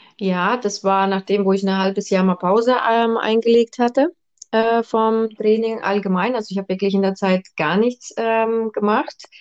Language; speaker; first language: German; early bilingual, other home language; Russian